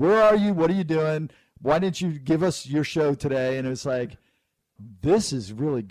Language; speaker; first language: English; native; English